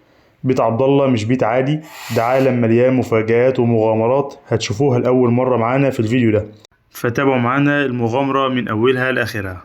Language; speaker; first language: Arabic; native; Arabic